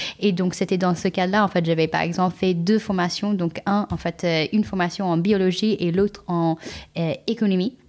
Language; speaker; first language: French; non-native, fluent; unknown